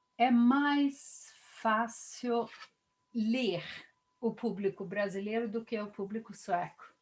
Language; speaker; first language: Portuguese; non-native, fluent; Swedish